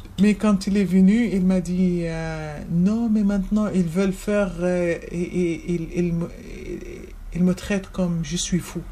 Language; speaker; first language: French; non-native, fluent; Arabic